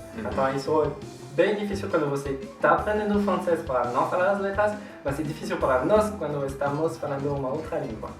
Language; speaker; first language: Portuguese; non-native, fluent; French